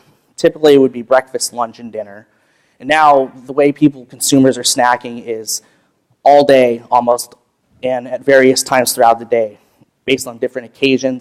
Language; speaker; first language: English; native; English